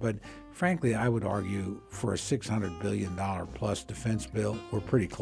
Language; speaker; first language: English; native; English